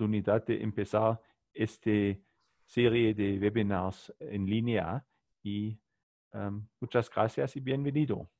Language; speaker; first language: Spanish; non-native, learner; German